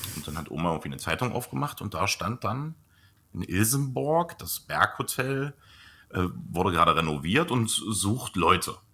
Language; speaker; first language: German; native; German